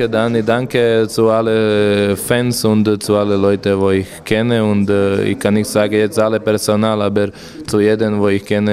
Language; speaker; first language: German; non-native, learner; Croatian